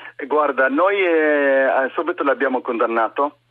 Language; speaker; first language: Italian; non-native, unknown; Arabic